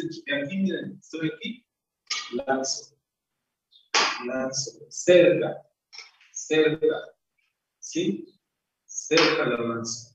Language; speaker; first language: Spanish; native; Spanish